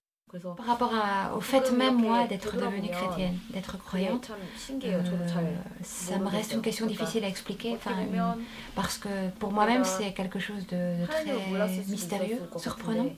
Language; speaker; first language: French; non-native, fluent; Korean